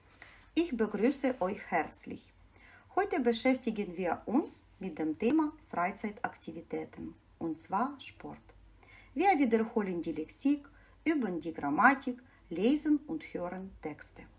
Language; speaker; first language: German; non-native, fluent; Ukrainian